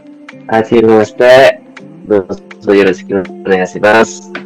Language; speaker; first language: Japanese; non-native, fluent; Indonesian